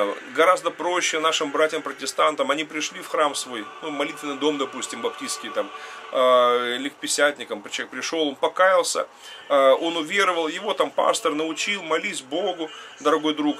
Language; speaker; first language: Russian; native; Russian